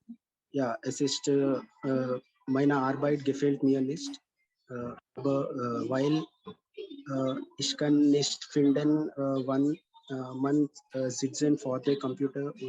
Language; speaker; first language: German; non-native, learner; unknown